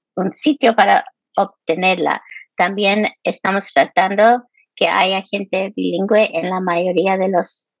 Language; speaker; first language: Spanish; early bilingual, heritage; Spanish